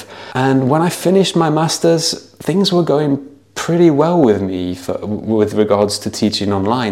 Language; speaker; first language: English; native; English